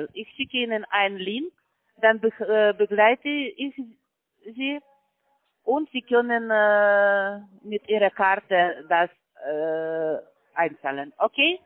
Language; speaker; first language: German; non-native, learner; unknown